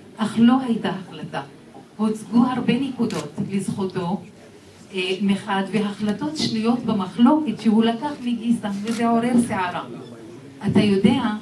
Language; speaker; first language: Hebrew; non-native, local second language; Arabic